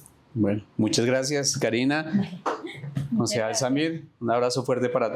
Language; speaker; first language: Spanish; native; Spanish